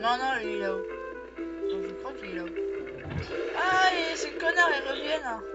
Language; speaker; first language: French; native; French